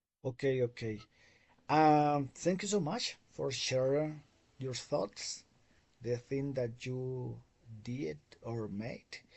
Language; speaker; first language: English; non-native, fluent; Spanish